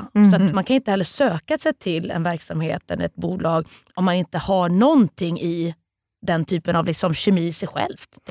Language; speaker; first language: Swedish; native; Swedish